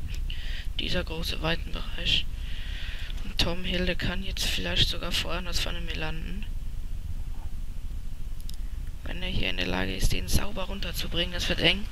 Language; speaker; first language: German; native; German